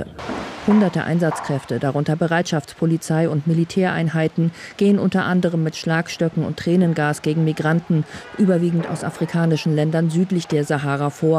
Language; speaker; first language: German; native; German